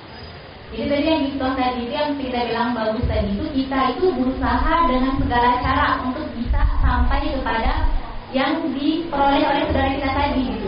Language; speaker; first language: Indonesian; native; Indonesian